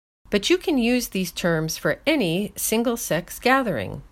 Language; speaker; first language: English; native; English